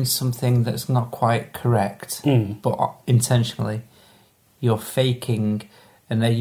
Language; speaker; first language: English; native; English